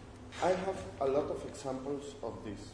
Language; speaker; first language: English; non-native, learner; Spanish